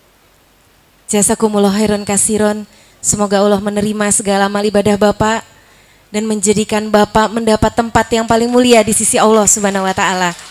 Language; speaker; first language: Indonesian; native; Indonesian